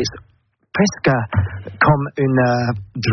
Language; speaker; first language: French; non-native, learner; English